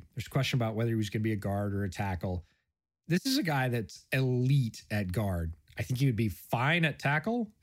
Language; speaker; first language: English; native; English